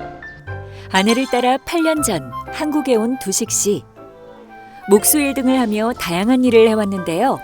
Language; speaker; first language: Korean; native; Korean